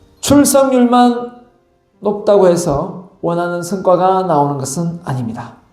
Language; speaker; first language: Korean; native; Korean